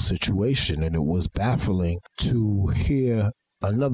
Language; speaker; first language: English; native; English